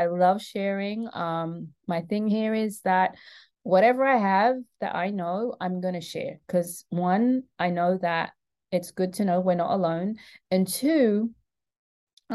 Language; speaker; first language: English; native; English